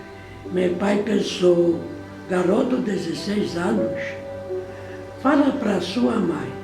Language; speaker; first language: Portuguese; non-native, fluent; Polish